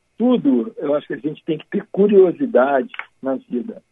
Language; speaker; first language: Portuguese; native; Portuguese